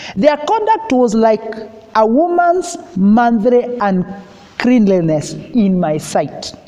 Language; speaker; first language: English; non-native, local second language; Swahili